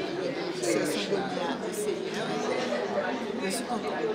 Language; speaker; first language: French; non-native, local second language; Guadeloupean Creole French